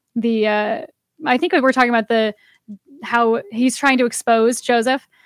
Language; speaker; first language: English; native; English